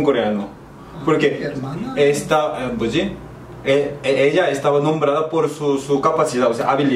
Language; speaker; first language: Spanish; non-native, fluent; Korean